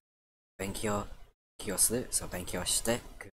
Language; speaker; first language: Japanese; non-native, learner; English